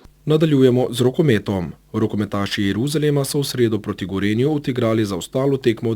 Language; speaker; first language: Slovenian; native; Slovenian